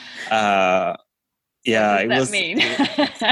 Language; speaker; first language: English; non-native, fluent; Spanish